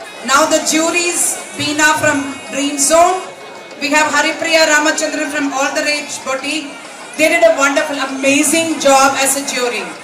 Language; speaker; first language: English; non-native, local second language; Tamil